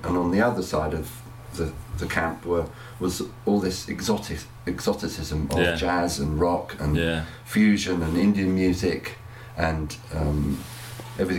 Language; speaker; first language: English; native; English